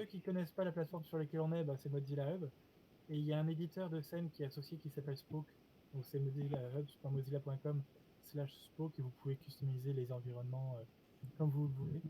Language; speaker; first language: French; native; French